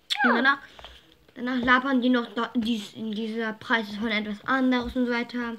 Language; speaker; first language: German; native; German